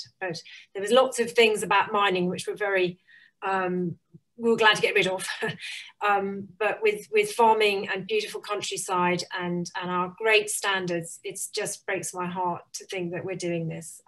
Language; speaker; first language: English; native; English